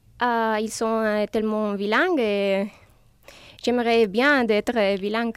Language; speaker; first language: French; non-native, fluent; Spanish